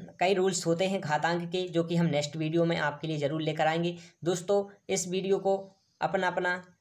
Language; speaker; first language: Hindi; native; Hindi